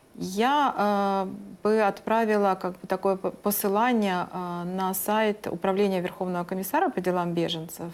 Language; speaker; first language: Russian; native; Russian